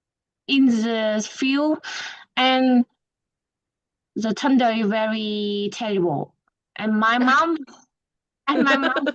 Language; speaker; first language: English; non-native, learner; Vietnamese